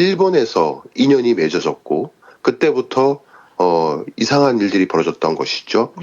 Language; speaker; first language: Korean; native; Korean